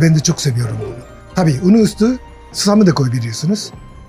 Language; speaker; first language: Turkish; non-native, learner; Japanese